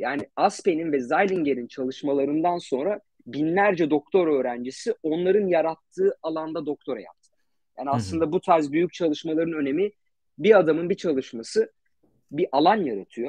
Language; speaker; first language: Turkish; native; Turkish